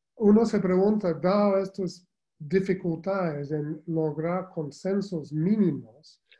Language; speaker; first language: Spanish; non-native, fluent; English